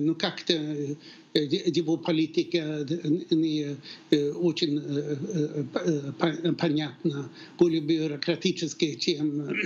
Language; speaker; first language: Russian; non-native, fluent; Swedish